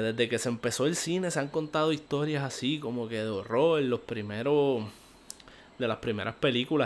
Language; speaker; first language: Spanish; native; Spanish